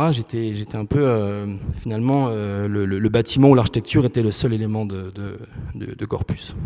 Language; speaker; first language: French; native; French